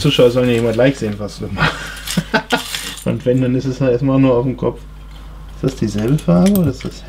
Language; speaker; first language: German; native; German